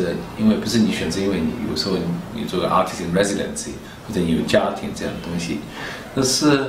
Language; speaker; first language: Chinese; early bilingual, heritage; German